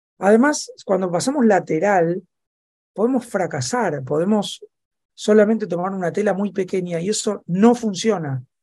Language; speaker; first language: Spanish; native; Spanish